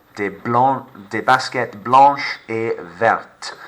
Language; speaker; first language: French; non-native, fluent; English